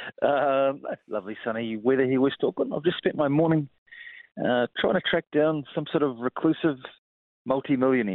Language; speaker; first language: English; native; English